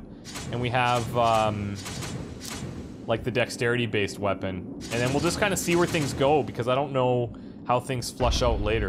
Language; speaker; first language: English; native; English